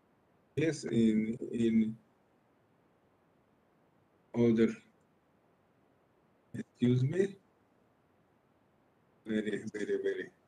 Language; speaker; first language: English; non-native, learner; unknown